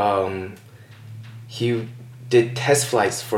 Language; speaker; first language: English; native; English